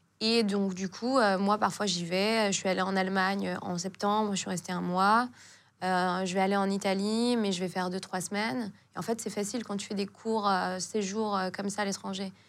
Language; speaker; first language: French; non-native, local second language; Arabic